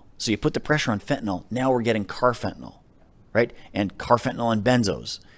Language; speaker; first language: English; native; English